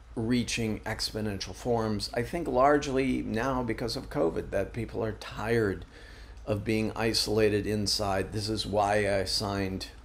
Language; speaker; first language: English; native; English